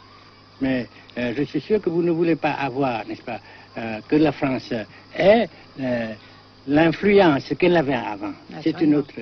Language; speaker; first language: French; non-native, local second language; Vietnamese